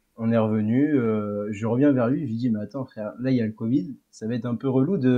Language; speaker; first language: French; native; French